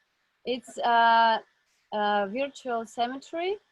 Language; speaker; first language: English; non-native, learner; Russian